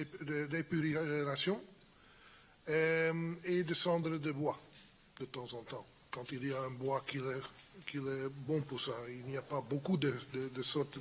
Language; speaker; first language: French; non-native, fluent; Dutch